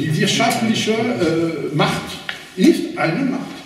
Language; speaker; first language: German; non-native, learner; French